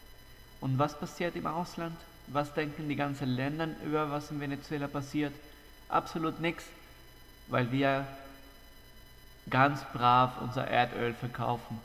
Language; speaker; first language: German; non-native, fluent; Spanish